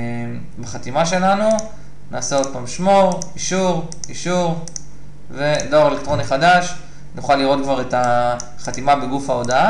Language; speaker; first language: Hebrew; native; Hebrew